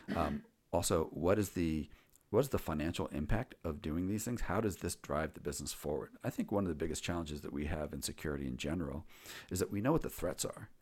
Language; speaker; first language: English; native; English